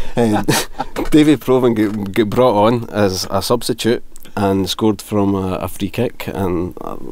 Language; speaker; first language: English; native; English